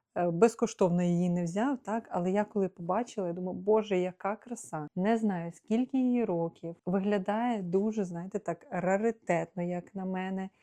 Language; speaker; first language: Ukrainian; non-native, local second language; Russian